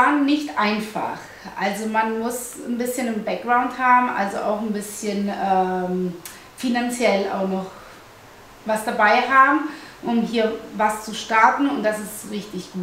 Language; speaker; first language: German; early bilingual, other home language; Italian